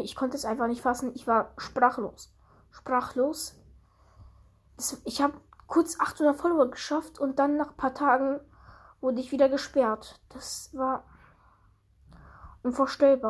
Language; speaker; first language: German; early bilingual, other home language; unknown